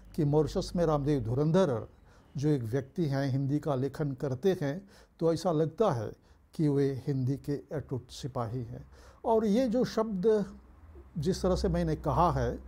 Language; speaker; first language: Hindi; early bilingual, heritage; Bhojpuri